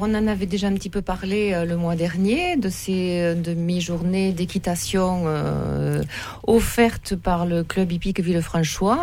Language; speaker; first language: French; native; French